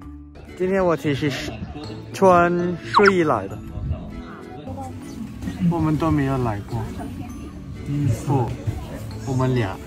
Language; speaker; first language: Chinese; non-native, fluent; Thai